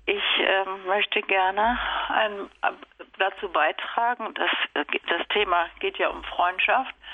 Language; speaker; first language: German; native; German